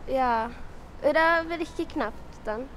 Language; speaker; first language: German; non-native, learner; Arabic